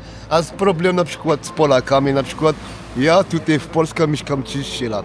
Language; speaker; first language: Polish; non-native, learner; Arabic